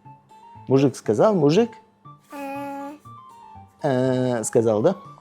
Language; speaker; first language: Russian; non-native, local second language; Tajik